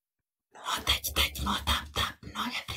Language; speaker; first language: English; non-native, learner; Amharic